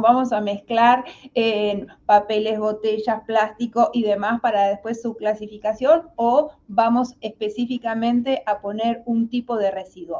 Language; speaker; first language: Spanish; native; Spanish